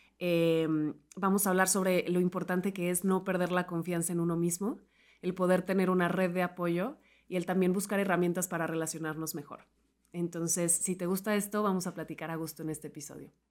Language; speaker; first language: Spanish; native; Spanish